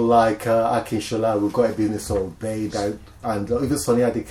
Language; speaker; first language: English; non-native, local second language; Yoruba